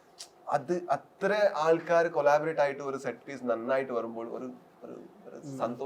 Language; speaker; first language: Malayalam; non-native, learner; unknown